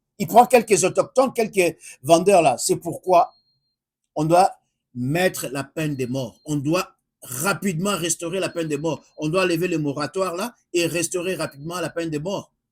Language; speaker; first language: French; non-native, local second language; Lingala